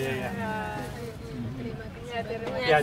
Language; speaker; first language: Indonesian; non-native, learner; French